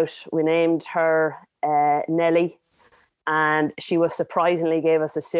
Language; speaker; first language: English; native; English